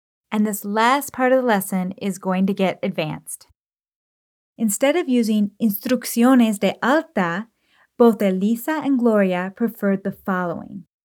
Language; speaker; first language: English; native; English